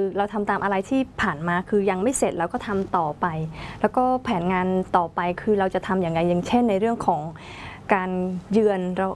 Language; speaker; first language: Thai; non-native, fluent; Khmer